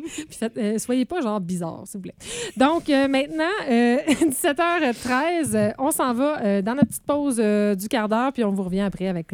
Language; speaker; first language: French; native; French